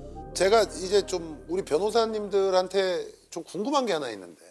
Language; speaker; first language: Korean; native; Korean